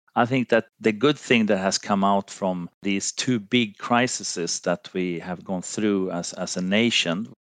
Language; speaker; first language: English; non-native, fluent; Finnish